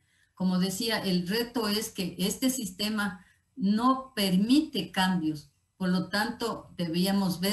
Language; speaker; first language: Spanish; native; Spanish